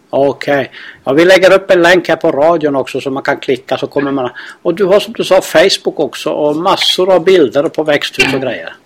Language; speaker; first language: Swedish; native; Swedish